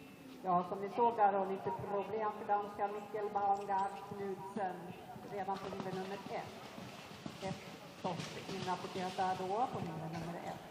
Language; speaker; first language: Swedish; native; Swedish